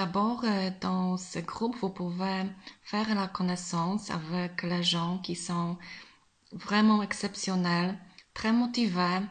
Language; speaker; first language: French; non-native, learner; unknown